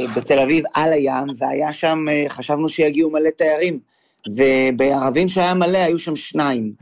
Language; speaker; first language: Hebrew; native; Hebrew